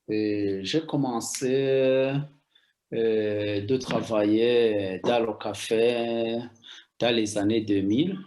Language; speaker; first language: French; non-native, local second language; Rundi